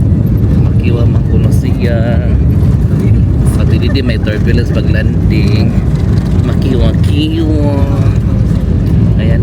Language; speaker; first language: Filipino; non-native, local second language; Waray